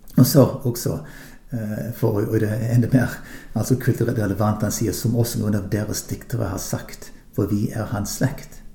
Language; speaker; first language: Norwegian; non-native, fluent; English